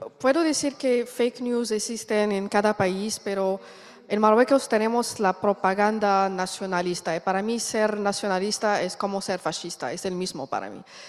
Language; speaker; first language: Spanish; non-native, learner; Arabic